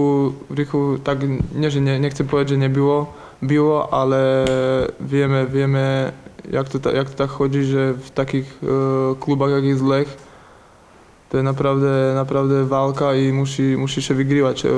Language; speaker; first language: Polish; non-native, learner; Slovak